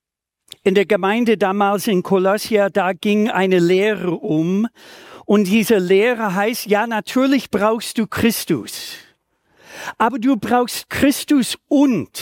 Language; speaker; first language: German; native; German